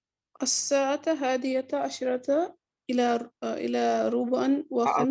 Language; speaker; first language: Arabic; non-native, learner; English